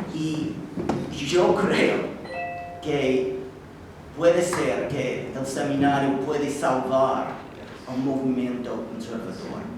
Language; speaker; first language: Spanish; non-native, fluent; English